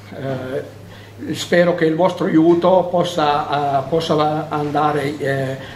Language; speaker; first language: Italian; native; Italian